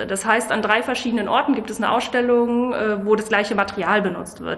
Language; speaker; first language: German; native; German